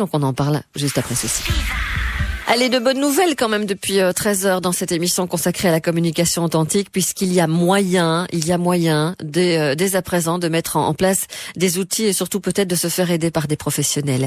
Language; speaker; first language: French; native; French